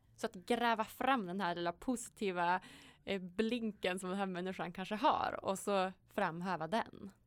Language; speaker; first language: Swedish; native; Swedish